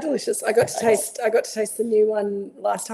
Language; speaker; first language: English; native; English